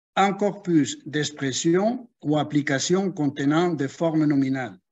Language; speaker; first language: French; non-native, fluent; Spanish